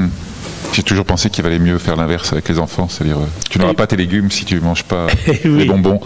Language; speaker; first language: French; native; French